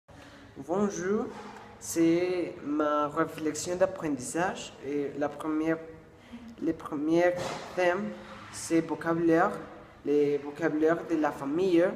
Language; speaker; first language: French; non-native, learner; Spanish